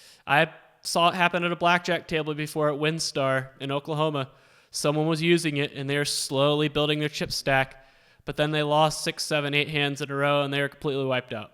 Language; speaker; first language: English; native; English